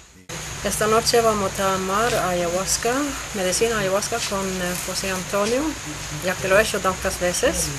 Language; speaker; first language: Spanish; non-native, learner; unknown